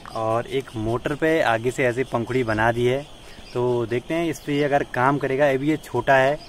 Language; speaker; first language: Hindi; native; Hindi